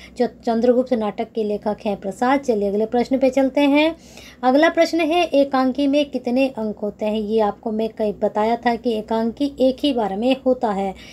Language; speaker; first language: Hindi; native; Hindi